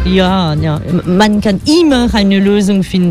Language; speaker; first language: German; non-native, learner; French